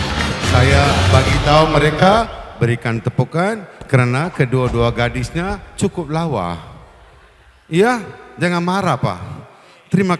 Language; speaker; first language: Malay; non-native, local second language; Tamil